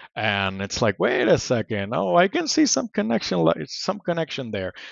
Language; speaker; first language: English; non-native, fluent; Spanish